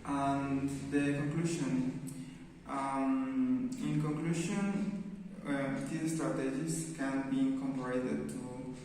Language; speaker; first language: English; non-native, learner; Spanish